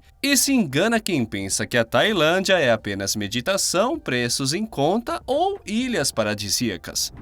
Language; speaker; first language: Portuguese; native; Portuguese